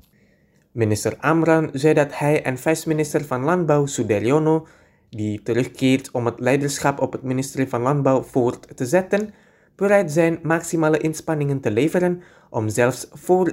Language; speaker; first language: Dutch; non-native, fluent; Indonesian